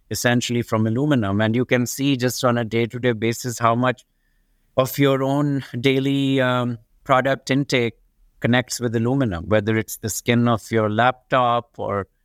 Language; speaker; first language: English; non-native, local second language; Urdu